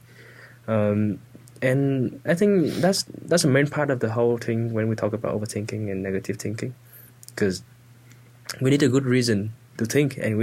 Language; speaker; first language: English; non-native, fluent; Vietnamese